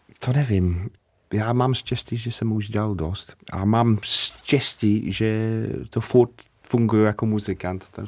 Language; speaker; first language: Czech; non-native, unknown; English